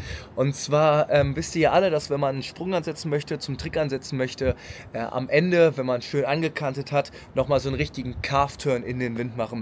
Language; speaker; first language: German; native; German